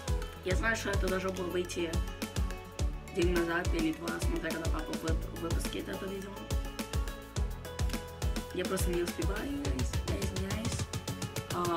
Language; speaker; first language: Russian; early bilingual, heritage; Russian